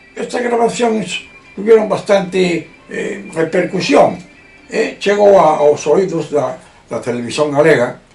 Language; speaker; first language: Galician; non-native, local second language; Spanish